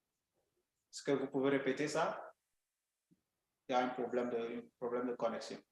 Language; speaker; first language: French; non-native, local second language; Ewe